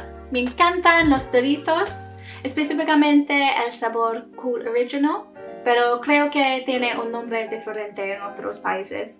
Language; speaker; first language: Spanish; non-native, learner; English